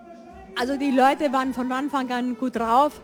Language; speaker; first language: German; non-native, fluent; Italian